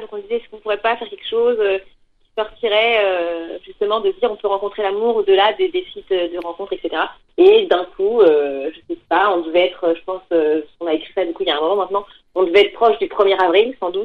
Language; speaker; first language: French; native; French